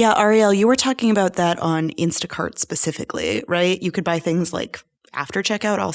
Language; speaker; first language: English; native; English